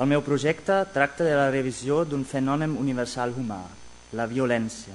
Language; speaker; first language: Catalan; non-native, fluent; German